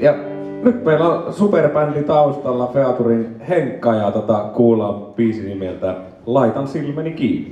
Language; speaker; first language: Finnish; native; Finnish